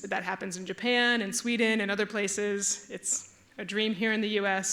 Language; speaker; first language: English; native; English